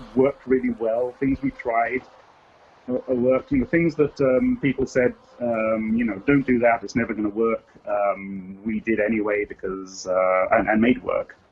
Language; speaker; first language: English; native; English